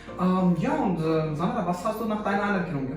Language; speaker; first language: German; non-native, fluent; Serbian